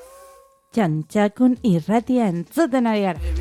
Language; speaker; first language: Basque; non-native, learner; Spanish